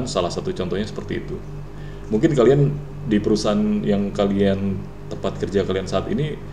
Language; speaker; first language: Indonesian; native; Indonesian